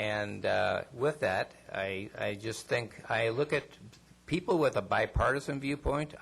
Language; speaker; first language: English; non-native, fluent; Spanish